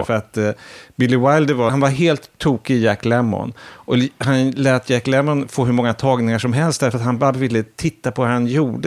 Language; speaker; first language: Swedish; native; Swedish